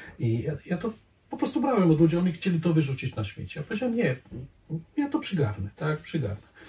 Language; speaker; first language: Polish; non-native, fluent; Croatian